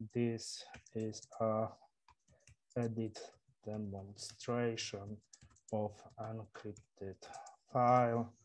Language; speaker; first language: English; non-native, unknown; Slovak